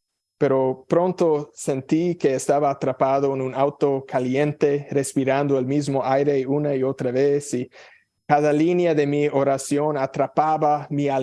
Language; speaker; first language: Spanish; non-native, fluent; English